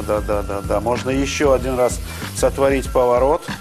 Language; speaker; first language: Russian; native; Russian